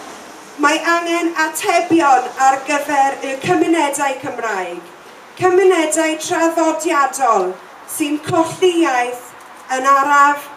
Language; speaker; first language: Welsh; non-native, local second language; English